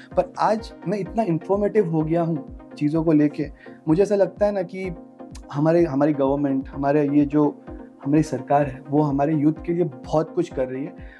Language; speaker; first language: Hindi; non-native, local second language; Marathi